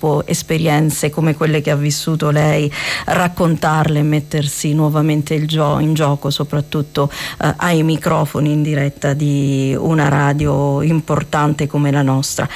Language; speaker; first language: Italian; native; Italian